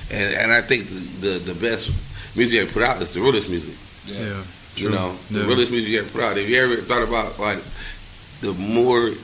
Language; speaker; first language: English; native; English